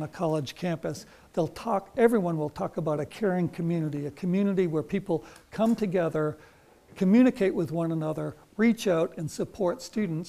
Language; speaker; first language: English; native; English